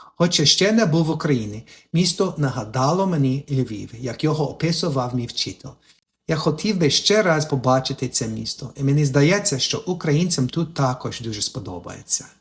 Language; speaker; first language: Ukrainian; non-native, learner; English